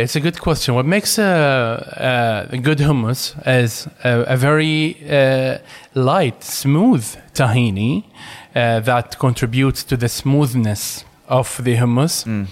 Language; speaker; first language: English; non-native, fluent; Arabic